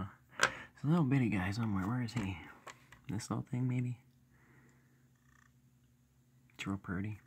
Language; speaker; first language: English; native; English